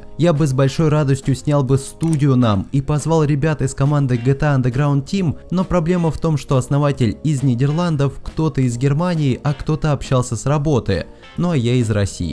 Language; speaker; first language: Russian; native; Russian